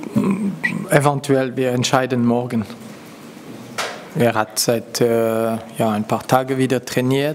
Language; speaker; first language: German; non-native, local second language; French